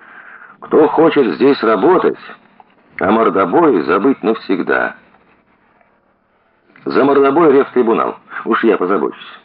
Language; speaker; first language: Russian; native; Russian